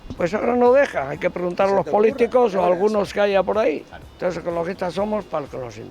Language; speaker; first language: Spanish; native; Spanish